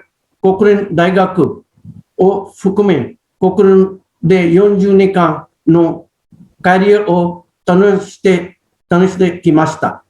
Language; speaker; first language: Japanese; non-native, learner; Hindi